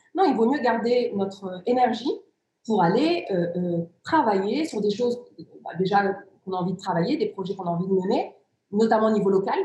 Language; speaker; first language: French; early bilingual, other home language; Riffian